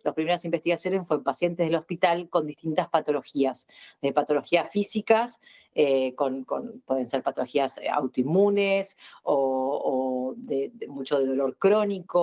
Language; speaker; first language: Spanish; native; Spanish